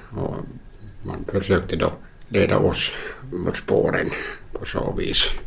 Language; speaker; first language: Swedish; non-native, local second language; Finnish